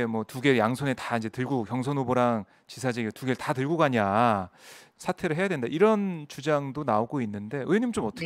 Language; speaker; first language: Korean; native; Korean